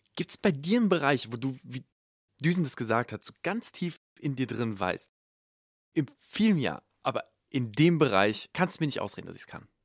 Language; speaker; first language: German; native; German